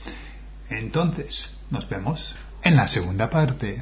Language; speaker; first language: Spanish; non-native, fluent; English